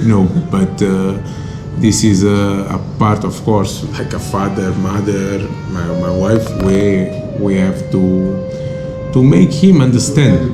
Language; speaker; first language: English; non-native, local second language; Kabuverdianu